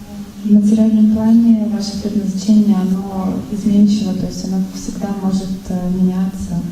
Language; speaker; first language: Russian; native; Russian